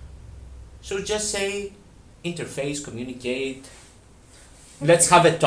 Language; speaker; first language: English; non-native, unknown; Greek